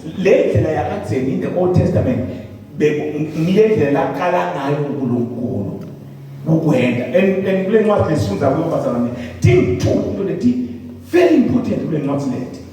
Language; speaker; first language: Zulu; non-native, local second language; Swati